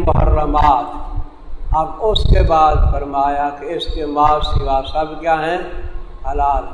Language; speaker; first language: Urdu; non-native, local second language; Punjabi